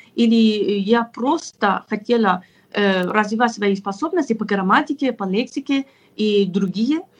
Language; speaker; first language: Russian; non-native, fluent; Persian